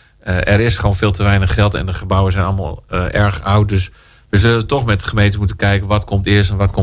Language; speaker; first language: Dutch; native; Dutch